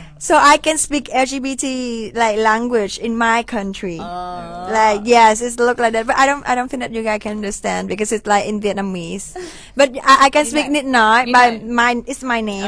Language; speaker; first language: English; non-native, fluent; Vietnamese